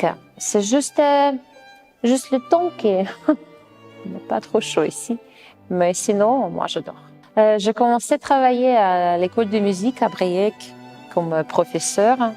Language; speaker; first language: French; non-native, fluent; Russian